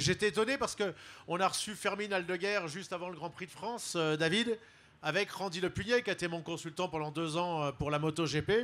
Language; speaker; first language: French; native; French